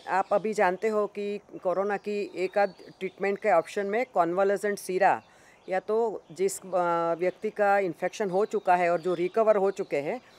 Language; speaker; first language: Hindi; non-native, local second language; Gujarati